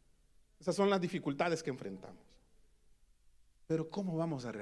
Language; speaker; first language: Spanish; native; Spanish